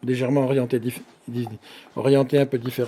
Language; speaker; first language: French; native; French